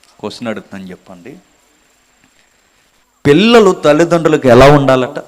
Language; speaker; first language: Telugu; native; Telugu